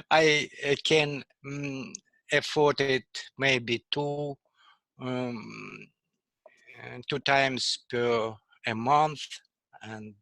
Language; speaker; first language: English; non-native, learner; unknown